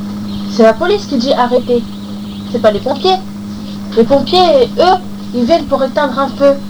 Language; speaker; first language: French; native; French